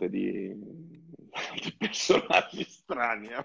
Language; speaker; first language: Italian; non-native, fluent; French